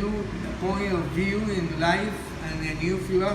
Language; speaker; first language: English; non-native, fluent; Spanish